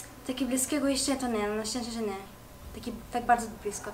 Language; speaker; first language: Polish; early bilingual, heritage; Arabic